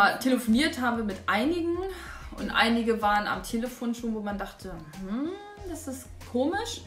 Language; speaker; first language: German; native; German